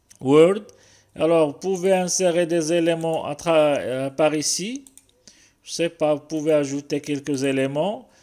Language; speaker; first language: French; non-native, local second language; Arabic